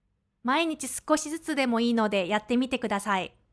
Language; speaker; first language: Japanese; non-native, fluent; Korean